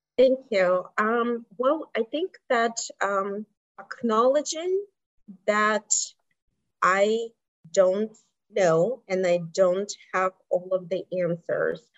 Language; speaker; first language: English; non-native, fluent; Russian